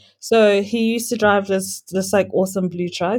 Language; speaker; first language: English; non-native, local second language; Shona